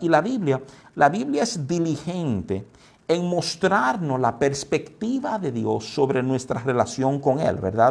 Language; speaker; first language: Spanish; native; Spanish